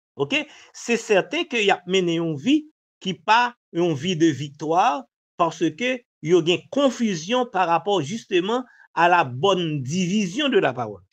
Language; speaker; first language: French; non-native, local second language; Haitian Creole